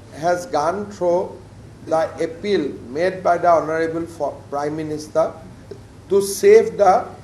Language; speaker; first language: English; non-native, local second language; Assamese